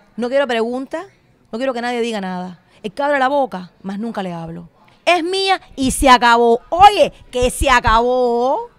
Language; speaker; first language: Spanish; native; Spanish